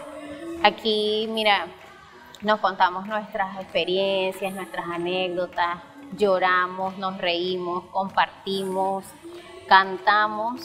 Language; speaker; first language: Spanish; native; Spanish